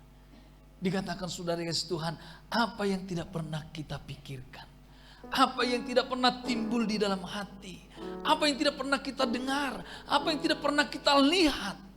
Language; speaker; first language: Indonesian; native; Indonesian